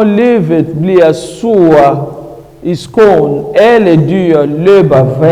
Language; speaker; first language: Danish; non-native, learner; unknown